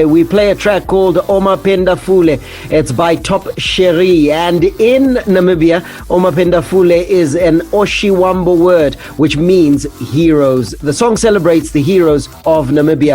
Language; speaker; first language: English; native; English